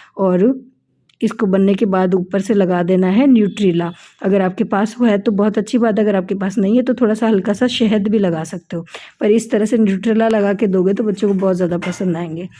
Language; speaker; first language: Hindi; native; Hindi